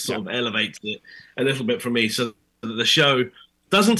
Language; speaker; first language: English; native; English